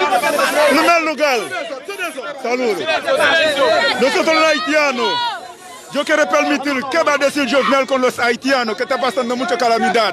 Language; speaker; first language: Spanish; non-native, learner; Haitian Creole